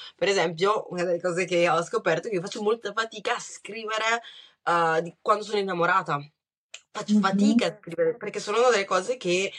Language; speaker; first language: Italian; early bilingual, other home language; Kinyarwanda